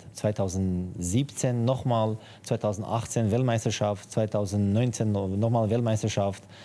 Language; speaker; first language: German; non-native, fluent; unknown